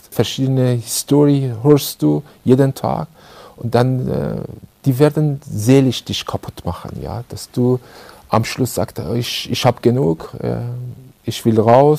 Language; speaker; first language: German; non-native, learner; Persian